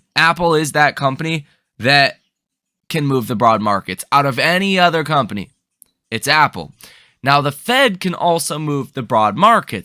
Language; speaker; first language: English; native; English